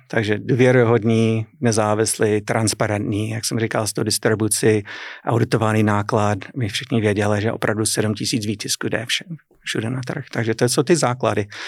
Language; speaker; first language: Czech; non-native, fluent; English